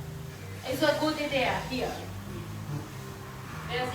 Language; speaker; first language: English; non-native, learner; Spanish